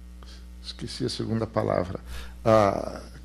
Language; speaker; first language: Portuguese; native; Portuguese